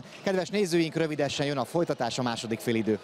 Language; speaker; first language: Hungarian; native; Hungarian